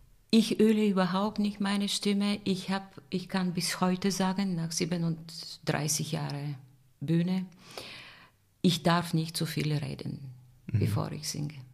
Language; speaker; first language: German; non-native, fluent; Bulgarian